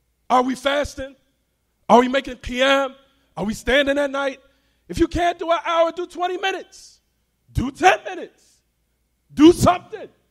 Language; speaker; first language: English; native; English